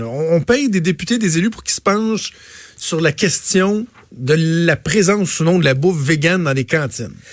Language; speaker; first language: French; native; French